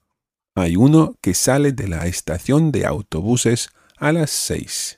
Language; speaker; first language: Spanish; non-native, fluent; English